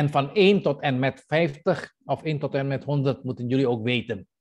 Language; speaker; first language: Dutch; non-native, fluent; Indonesian